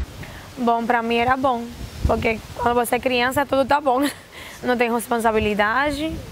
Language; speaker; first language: Portuguese; non-native, fluent; Spanish